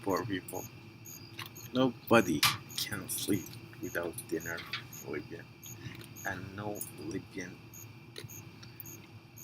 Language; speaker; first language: English; non-native, fluent; Arabic